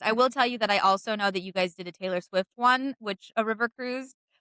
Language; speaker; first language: English; native; English